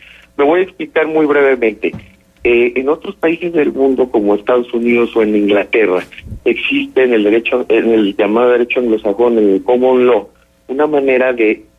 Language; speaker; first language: Spanish; native; Spanish